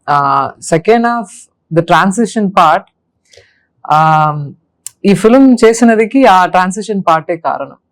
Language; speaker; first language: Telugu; non-native, learner; Tamil